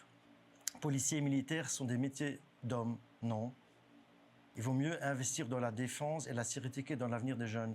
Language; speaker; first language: French; non-native, local second language; German